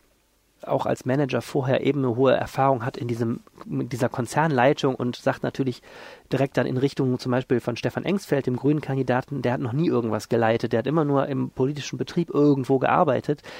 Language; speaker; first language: German; native; German